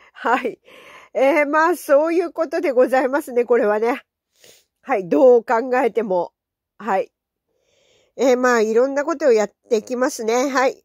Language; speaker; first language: Japanese; native; Japanese